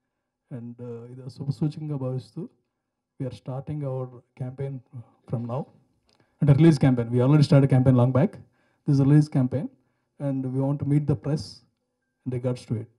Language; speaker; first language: Telugu; native; Telugu